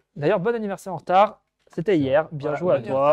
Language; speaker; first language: French; native; French